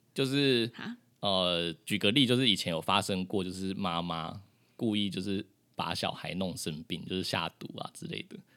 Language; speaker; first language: Chinese; native; Chinese